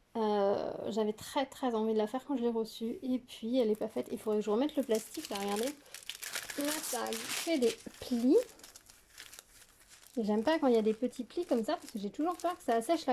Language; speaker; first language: French; native; French